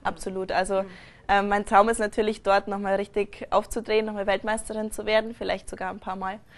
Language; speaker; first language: German; native; German